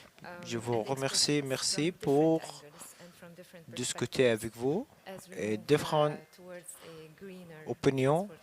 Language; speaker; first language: French; non-native, learner; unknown